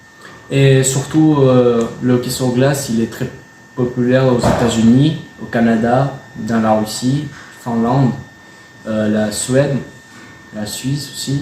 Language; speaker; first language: French; non-native, fluent; Spanish